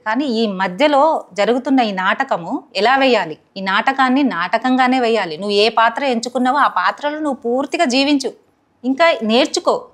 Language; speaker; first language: Telugu; non-native, local second language; Hindi